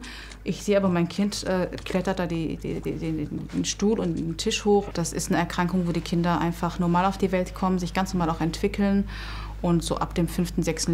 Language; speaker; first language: German; native; German